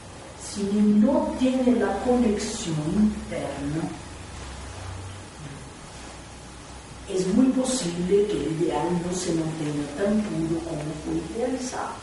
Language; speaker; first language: Spanish; non-native, fluent; Portuguese